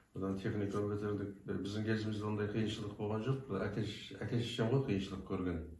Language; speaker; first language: Kazakh; non-native, local second language; Turkish